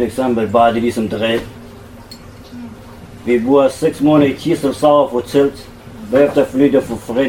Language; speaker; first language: Danish; non-native, learner; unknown